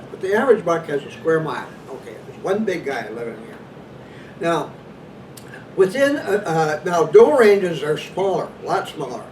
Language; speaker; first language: English; native; English